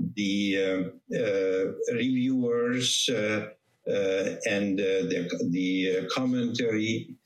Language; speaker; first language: English; non-native, fluent; Hungarian